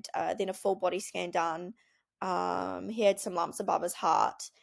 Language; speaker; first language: English; native; English